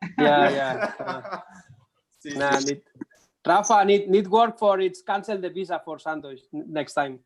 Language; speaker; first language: English; non-native, learner; Spanish